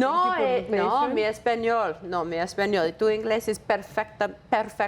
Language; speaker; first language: Spanish; non-native, learner; English